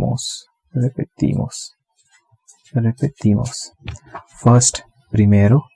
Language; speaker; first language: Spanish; non-native, learner; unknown